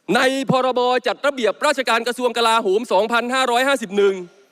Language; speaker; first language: Thai; native; Thai